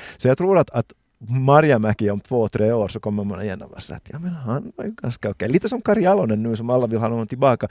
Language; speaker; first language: Swedish; native; Swedish